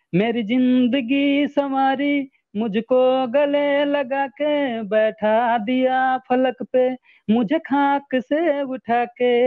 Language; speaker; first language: Hindi; native; Hindi